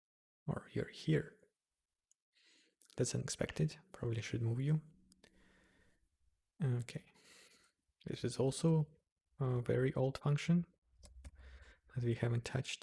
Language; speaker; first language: English; non-native, fluent; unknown